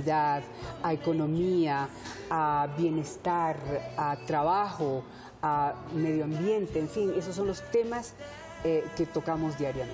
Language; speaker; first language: Spanish; early bilingual, heritage; Spanish